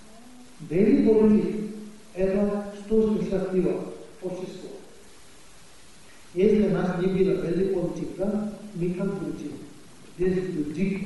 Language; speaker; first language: Russian; non-native, learner; Tibetan